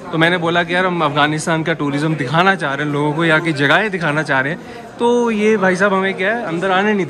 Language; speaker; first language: Hindi; native; Hindi